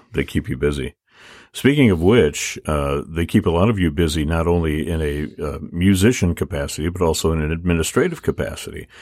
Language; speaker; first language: English; native; English